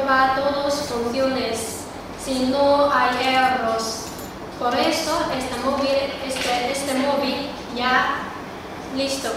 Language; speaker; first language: Spanish; non-native, learner; Chinese